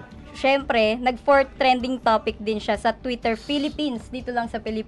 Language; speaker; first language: Filipino; native; Filipino